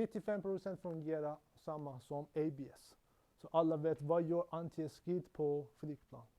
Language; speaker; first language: Swedish; non-native, learner; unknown